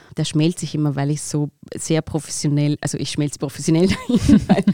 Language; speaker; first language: German; native; German